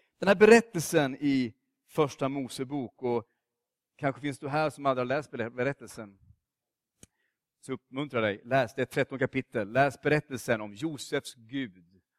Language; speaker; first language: Swedish; native; Swedish